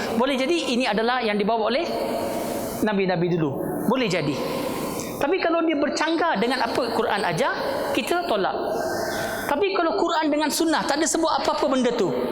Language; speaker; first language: Malay; non-native, local second language; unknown